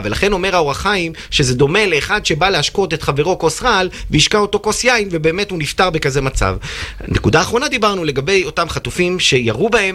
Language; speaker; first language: Hebrew; native; Hebrew